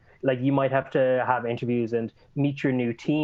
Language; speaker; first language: English; native; English